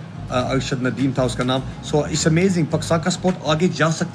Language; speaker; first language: Hindi; early bilingual, heritage; Hindi